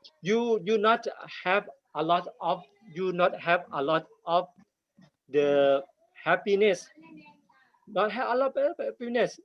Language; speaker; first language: English; non-native, learner; Thai